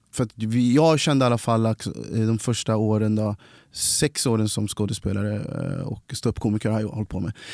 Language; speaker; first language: Swedish; native; Swedish